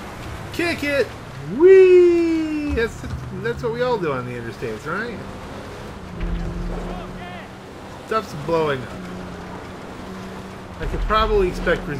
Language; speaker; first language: English; native; English